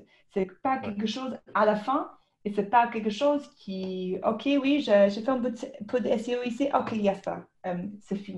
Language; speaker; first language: French; non-native, fluent; English